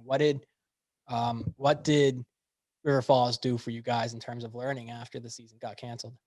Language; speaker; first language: English; native; English